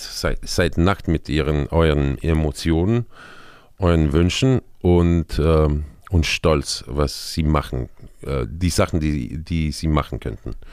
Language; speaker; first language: German; non-native, fluent; Spanish